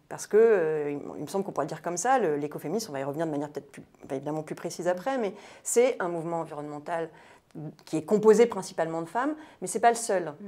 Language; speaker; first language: French; native; French